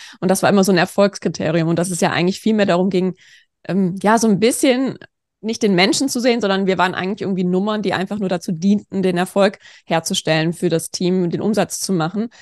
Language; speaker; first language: German; native; German